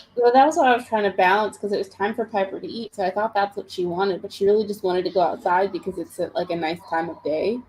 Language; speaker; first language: English; native; English